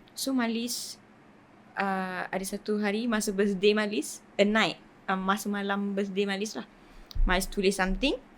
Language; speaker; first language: Malay; native; Malay